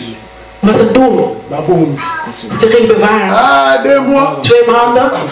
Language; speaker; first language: Dutch; non-native, learner; Lingala